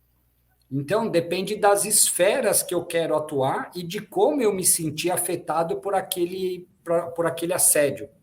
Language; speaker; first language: Portuguese; native; Portuguese